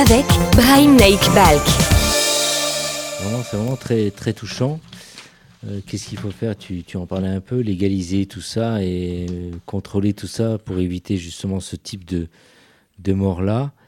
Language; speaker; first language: French; native; French